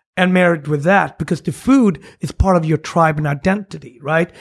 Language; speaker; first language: English; non-native, fluent; Swedish